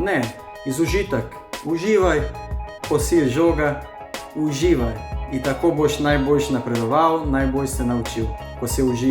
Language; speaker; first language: Slovenian; non-native, learner; Portuguese